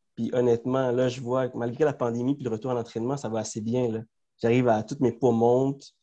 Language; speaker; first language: French; early bilingual, other home language; Spanish